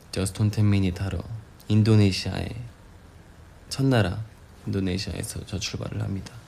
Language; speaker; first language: Korean; native; Korean